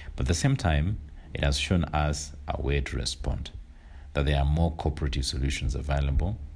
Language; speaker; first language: English; non-native, local second language; Kinyarwanda